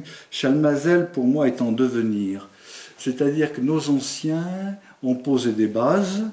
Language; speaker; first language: French; native; French